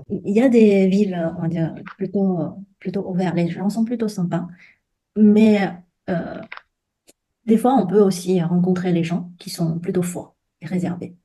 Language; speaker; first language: French; non-native, fluent; Chinese